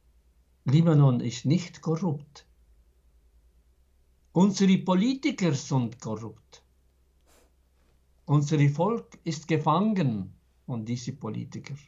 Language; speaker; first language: German; non-native, fluent; Arabic